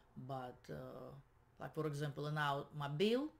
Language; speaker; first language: English; non-native, fluent; Russian